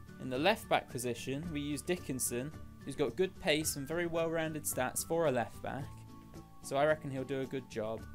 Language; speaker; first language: English; native; English